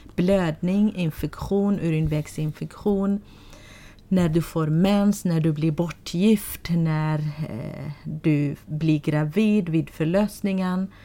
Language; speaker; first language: Swedish; non-native, fluent; Arabic